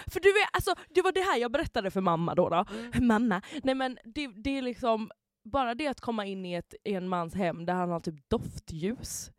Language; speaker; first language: Swedish; native; Swedish